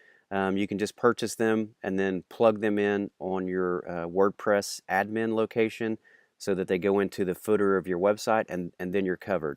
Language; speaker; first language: English; native; English